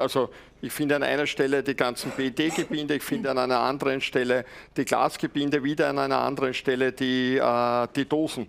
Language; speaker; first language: German; native; German